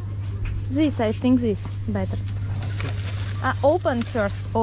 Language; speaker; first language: English; non-native, learner; Russian